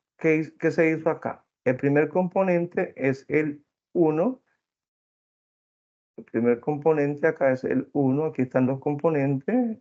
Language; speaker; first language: Spanish; native; Spanish